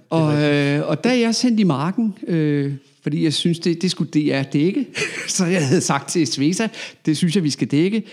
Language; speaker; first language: Danish; native; Danish